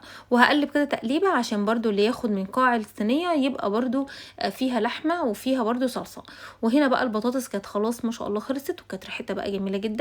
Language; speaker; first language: Arabic; native; Arabic